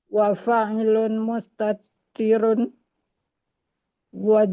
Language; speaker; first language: Arabic; non-native, learner; Indonesian